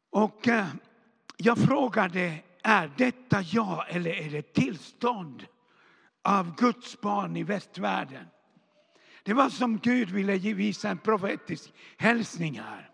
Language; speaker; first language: Swedish; non-native, fluent; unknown